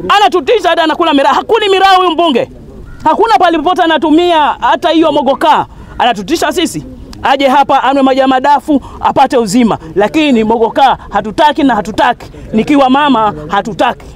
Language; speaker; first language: Swahili; native; Swahili